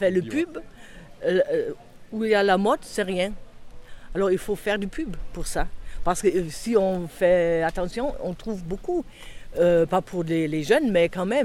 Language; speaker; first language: French; non-native, fluent; German